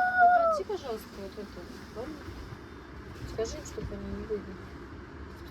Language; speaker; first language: Russian; native; Russian